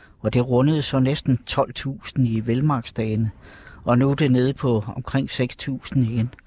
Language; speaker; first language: Danish; native; Danish